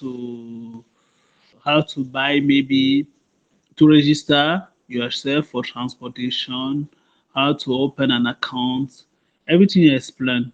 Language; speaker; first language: English; non-native, local second language; French